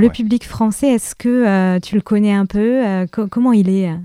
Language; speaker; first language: French; native; French